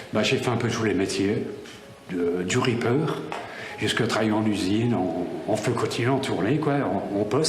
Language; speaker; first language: French; native; French